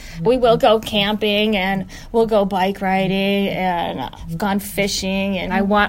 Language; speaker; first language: English; native; English